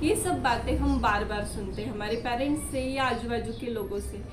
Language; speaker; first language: Hindi; non-native, local second language; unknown